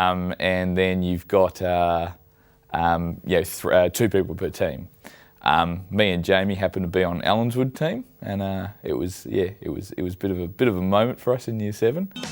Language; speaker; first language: English; native; English